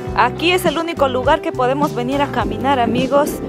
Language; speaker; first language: Spanish; native; Spanish